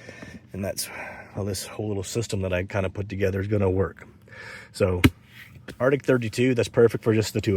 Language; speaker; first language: English; native; English